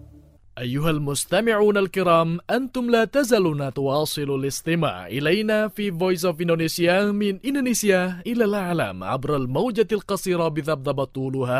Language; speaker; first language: Arabic; non-native, fluent; Indonesian